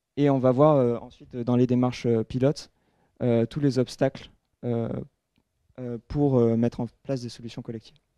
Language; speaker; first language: French; native; French